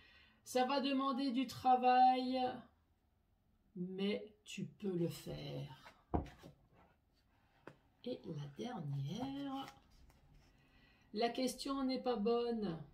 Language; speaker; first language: French; native; French